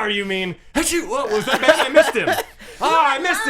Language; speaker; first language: English; native; English